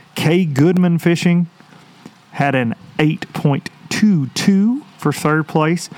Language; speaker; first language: English; native; English